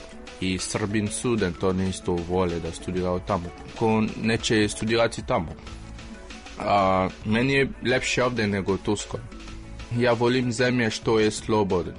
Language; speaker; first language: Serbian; non-native, fluent; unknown